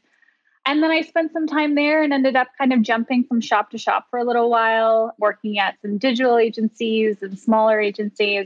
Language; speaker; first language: English; native; English